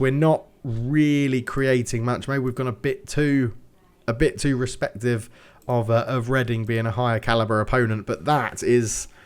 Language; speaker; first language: English; native; English